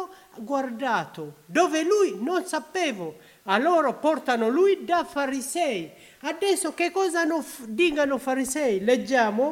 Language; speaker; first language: Italian; non-native, learner; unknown